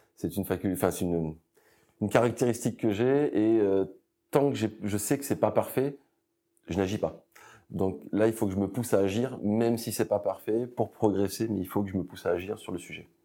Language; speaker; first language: French; native; French